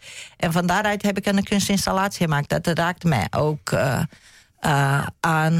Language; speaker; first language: Dutch; non-native, fluent; Portuguese